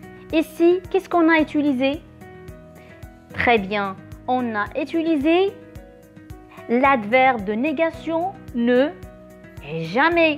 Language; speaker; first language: French; non-native, local second language; Arabic